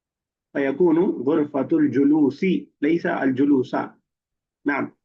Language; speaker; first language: Arabic; non-native, fluent; Urdu